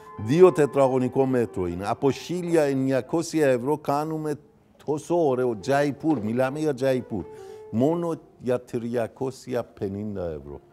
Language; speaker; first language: Greek; non-native, fluent; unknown